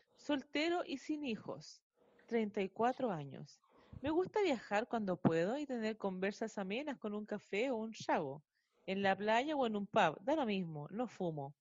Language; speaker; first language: Spanish; native; Spanish